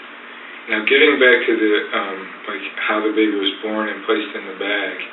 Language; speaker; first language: English; native; English